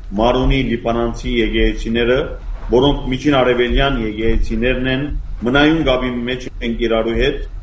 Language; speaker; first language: Armenian; native; Armenian